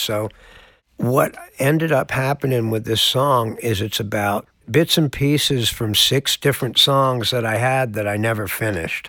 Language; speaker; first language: English; native; English